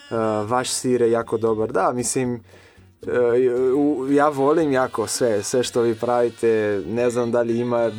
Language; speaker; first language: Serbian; non-native, fluent; Portuguese